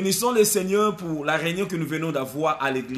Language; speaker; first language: French; non-native, local second language; Lingala